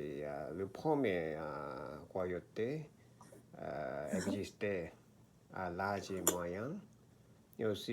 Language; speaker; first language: French; non-native, learner; Korean